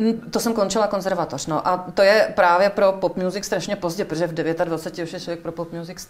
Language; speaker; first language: Czech; native; Czech